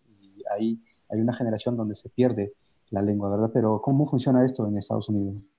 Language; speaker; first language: Spanish; native; Spanish